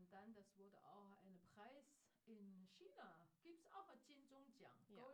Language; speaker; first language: German; non-native, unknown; Chinese